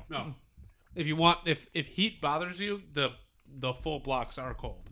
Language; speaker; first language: English; native; English